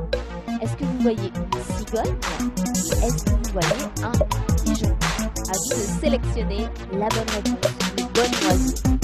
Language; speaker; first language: French; native; French